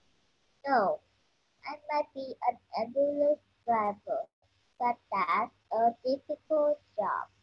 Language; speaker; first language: English; non-native, learner; Vietnamese